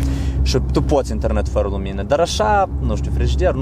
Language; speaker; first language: Romanian; non-native, learner; Ukrainian